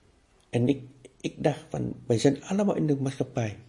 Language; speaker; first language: Dutch; non-native, fluent; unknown